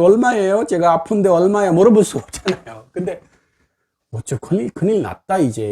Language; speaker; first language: Korean; non-native, fluent; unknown